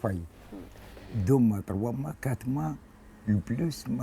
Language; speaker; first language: French; non-native, learner; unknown